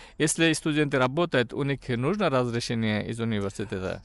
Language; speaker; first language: Russian; non-native, learner; Bangla